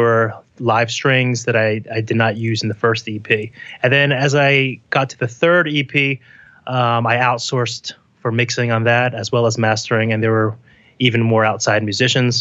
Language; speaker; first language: English; native; English